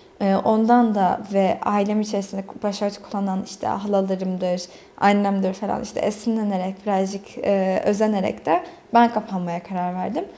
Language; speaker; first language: Turkish; early bilingual, other home language; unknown